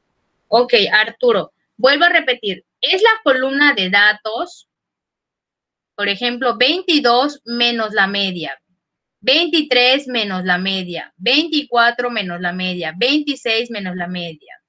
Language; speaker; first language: Spanish; native; Spanish